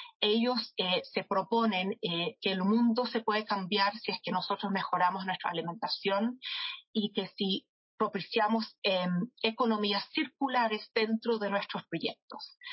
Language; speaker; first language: Spanish; non-native, fluent; English